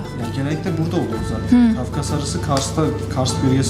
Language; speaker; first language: Turkish; native; Turkish